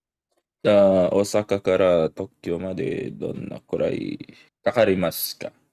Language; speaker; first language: Japanese; non-native, learner; Filipino